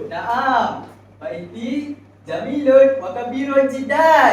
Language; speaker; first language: Arabic; non-native, learner; Malay